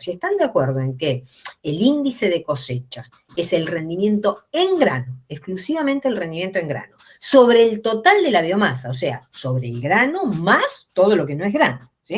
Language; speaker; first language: Spanish; native; Spanish